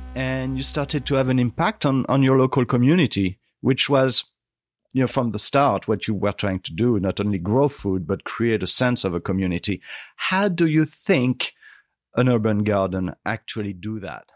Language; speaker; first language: English; non-native, fluent; French